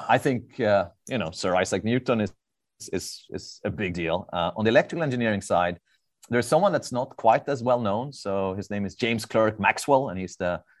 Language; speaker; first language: English; non-native, fluent; Swedish